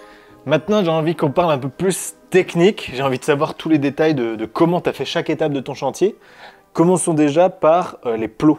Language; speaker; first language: French; native; French